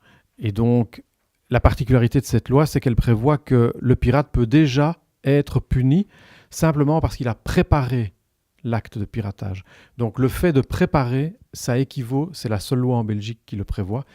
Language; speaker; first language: French; native; French